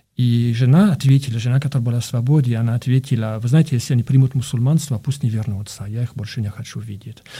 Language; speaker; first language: Russian; non-native, fluent; French